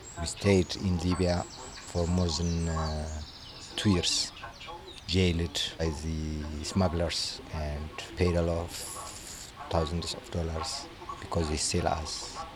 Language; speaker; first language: English; non-native, learner; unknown